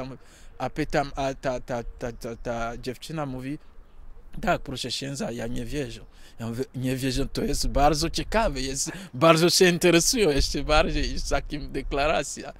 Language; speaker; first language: Polish; non-native, fluent; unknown